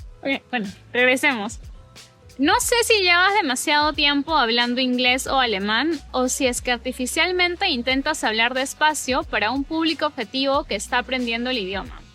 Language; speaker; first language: Spanish; native; Spanish